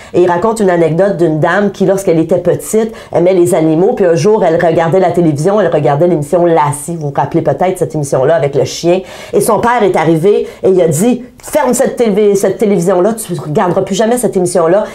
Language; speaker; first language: French; native; French